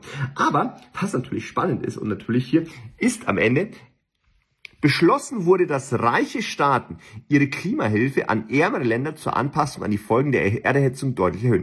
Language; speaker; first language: German; native; German